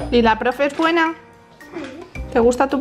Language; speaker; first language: Spanish; native; Spanish